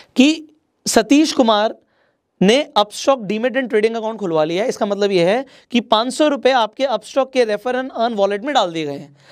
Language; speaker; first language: Hindi; non-native, local second language; Marathi